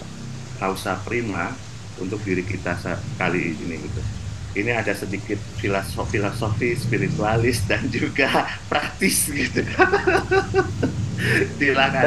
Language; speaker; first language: Indonesian; native; Indonesian